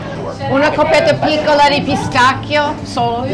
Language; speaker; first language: Italian; non-native, learner; English